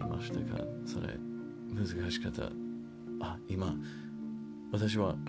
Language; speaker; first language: Japanese; non-native, learner; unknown